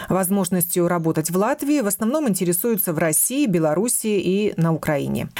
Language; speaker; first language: Russian; native; Russian